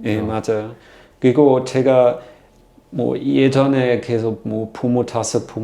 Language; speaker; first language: Korean; non-native, learner; German